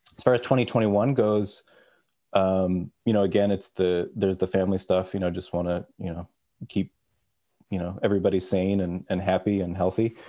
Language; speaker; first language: English; native; English